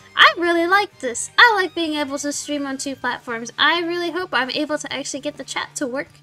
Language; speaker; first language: English; native; English